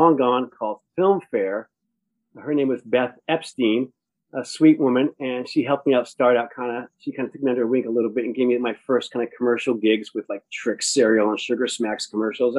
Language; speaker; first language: English; native; English